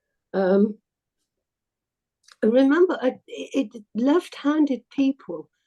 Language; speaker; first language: English; native; English